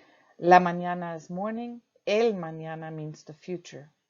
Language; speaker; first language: Spanish; non-native, fluent; English